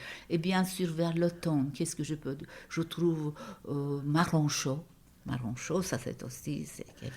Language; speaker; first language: French; non-native, fluent; Turkish